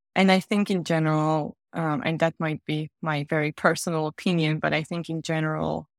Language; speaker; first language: English; non-native, fluent; Georgian